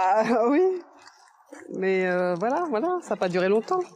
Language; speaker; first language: French; native; French